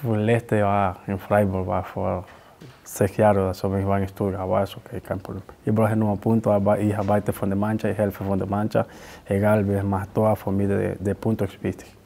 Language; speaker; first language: German; non-native, learner; Spanish